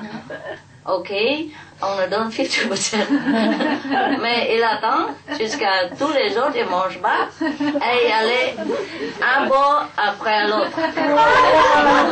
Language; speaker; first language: French; non-native, fluent; Vietnamese